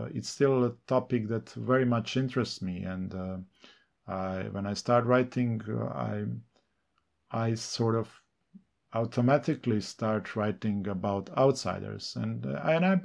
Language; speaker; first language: English; non-native, fluent; Serbian